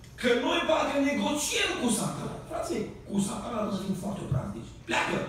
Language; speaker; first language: Romanian; native; Romanian